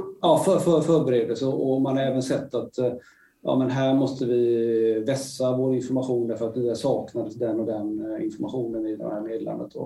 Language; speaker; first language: Swedish; native; Swedish